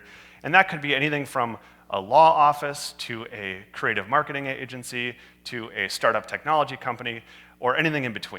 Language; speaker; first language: English; native; English